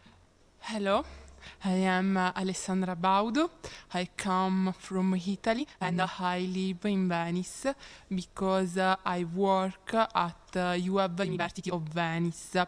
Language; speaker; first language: English; non-native, learner; Italian